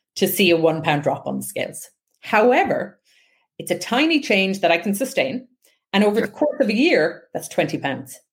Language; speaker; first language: English; native; English